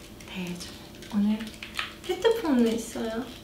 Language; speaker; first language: Korean; non-native, learner; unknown